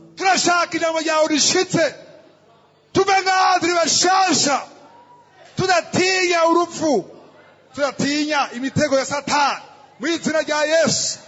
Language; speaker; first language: Rundi; native; Rundi